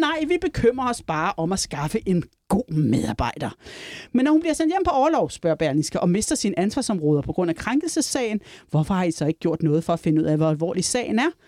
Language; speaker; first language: Danish; native; Danish